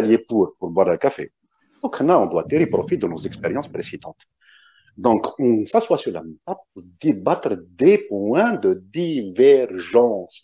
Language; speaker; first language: French; non-native, local second language; Kabyle